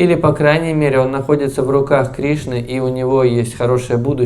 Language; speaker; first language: Russian; native; Russian